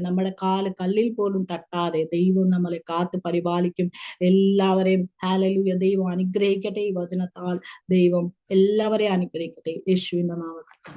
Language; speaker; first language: Malayalam; early bilingual, heritage; Malayalam